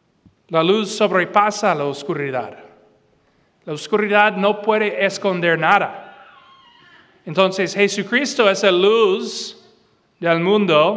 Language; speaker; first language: Spanish; non-native, fluent; English